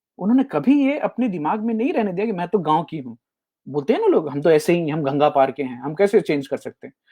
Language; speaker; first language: Hindi; native; Hindi